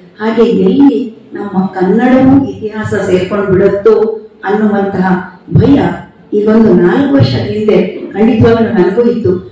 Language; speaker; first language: Kannada; non-native, local second language; Konkani